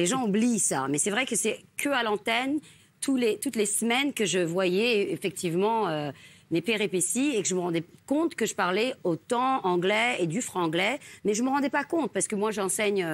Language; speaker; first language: French; non-native, fluent; English